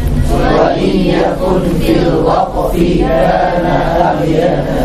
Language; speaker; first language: Arabic; non-native, learner; Indonesian